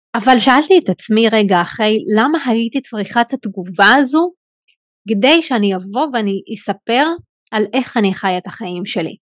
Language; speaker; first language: Hebrew; non-native, local second language; Arabic